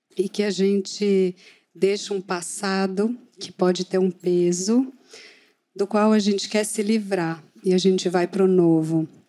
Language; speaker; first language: Portuguese; native; Portuguese